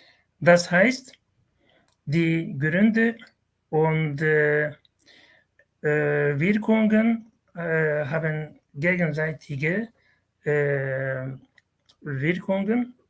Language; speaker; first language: German; non-native, fluent; Kurdish